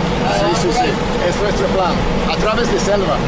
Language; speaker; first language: Spanish; non-native, learner; English